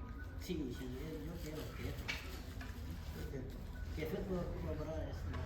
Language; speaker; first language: Spanish; non-native, learner; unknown